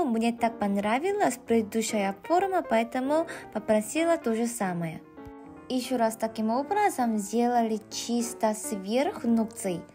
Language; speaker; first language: Russian; non-native, fluent; Korean